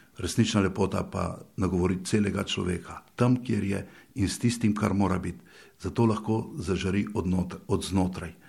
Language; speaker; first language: Slovenian; native; Slovenian